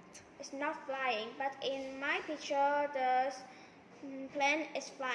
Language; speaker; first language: English; non-native, learner; Vietnamese